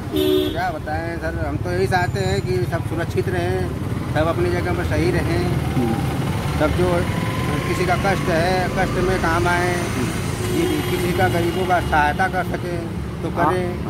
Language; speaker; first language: Hindi; native; Hindi